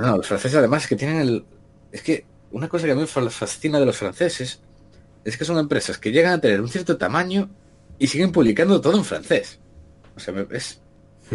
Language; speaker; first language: Spanish; native; Spanish